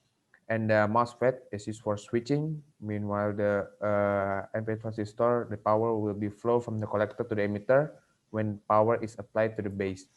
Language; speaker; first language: English; non-native, learner; Indonesian